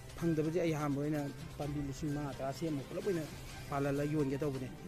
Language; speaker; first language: Manipuri; native; Manipuri